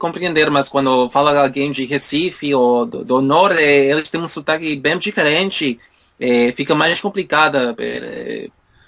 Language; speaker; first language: Portuguese; non-native, learner; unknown